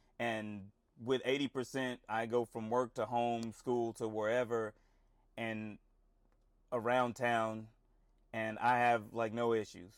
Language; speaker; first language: English; native; English